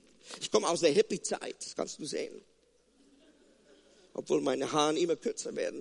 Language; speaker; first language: German; non-native, fluent; Afrikaans